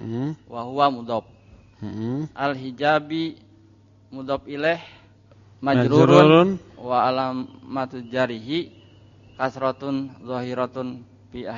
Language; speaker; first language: Arabic; non-native, learner; Indonesian